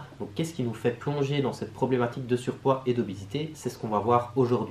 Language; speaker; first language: French; native; French